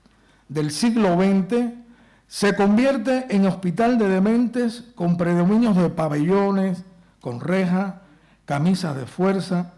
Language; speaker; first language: Spanish; native; Spanish